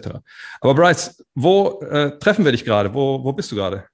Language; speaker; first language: German; native; German